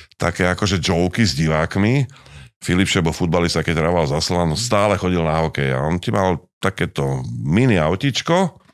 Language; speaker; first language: Slovak; native; Slovak